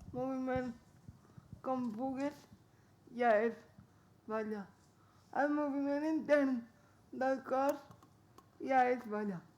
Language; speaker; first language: Catalan; non-native, local second language; Spanish